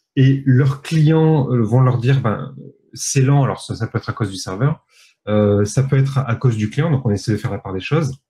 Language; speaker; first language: French; native; French